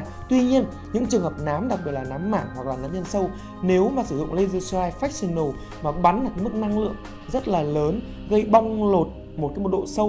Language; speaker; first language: Vietnamese; native; Vietnamese